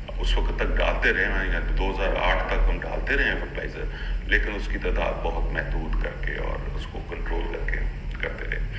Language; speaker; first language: Urdu; non-native, local second language; Punjabi